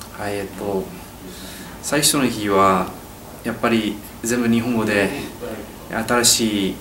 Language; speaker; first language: Japanese; non-native, learner; English